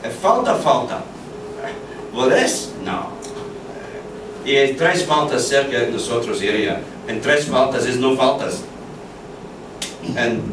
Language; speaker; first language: Spanish; non-native, learner; English